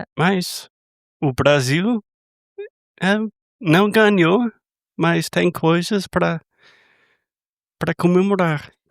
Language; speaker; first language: Portuguese; non-native, fluent; English